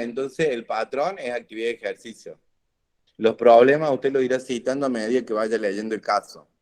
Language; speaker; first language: Spanish; native; Spanish